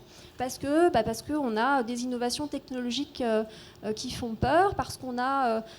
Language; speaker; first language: French; native; French